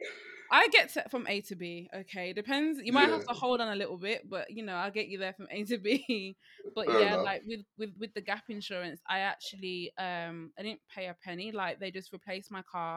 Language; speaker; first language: English; native; English